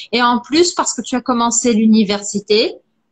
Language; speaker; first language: French; non-native, fluent; Portuguese